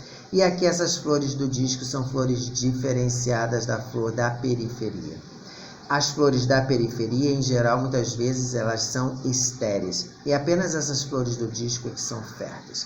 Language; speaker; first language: Portuguese; native; Portuguese